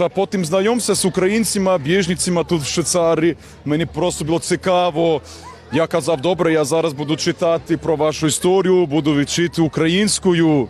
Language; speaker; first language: Ukrainian; non-native, learner; Serbian